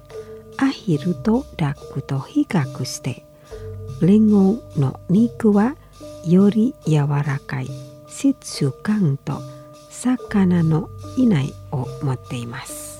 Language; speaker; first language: Japanese; non-native, fluent; Indonesian